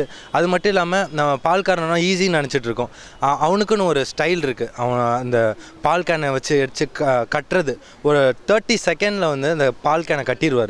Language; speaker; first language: Tamil; native; Tamil